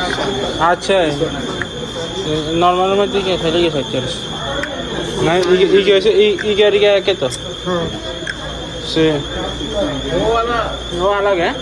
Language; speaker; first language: Hindi; non-native, learner; Bangla